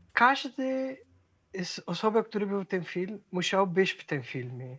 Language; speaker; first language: Polish; non-native, fluent; Spanish